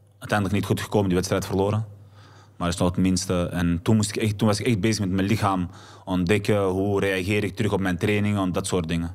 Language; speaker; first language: Dutch; early bilingual, other home language; Arabic